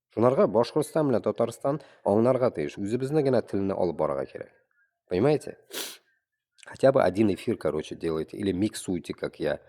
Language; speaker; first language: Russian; non-native, local second language; Tatar